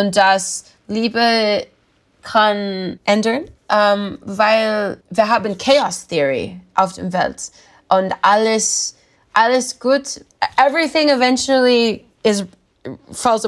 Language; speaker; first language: German; non-native, learner; English